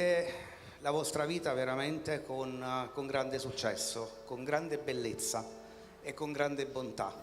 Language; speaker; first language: Italian; native; Italian